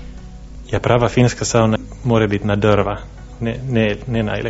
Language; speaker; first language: Slovenian; non-native, fluent; Finnish